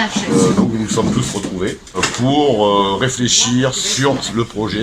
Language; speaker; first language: French; native; French